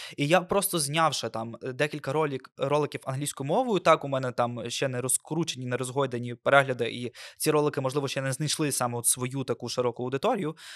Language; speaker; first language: Ukrainian; non-native, local second language; Russian